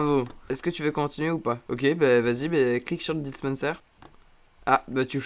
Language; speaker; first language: French; native; French